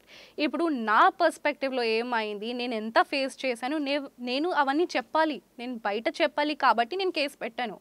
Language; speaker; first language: Telugu; non-native, local second language; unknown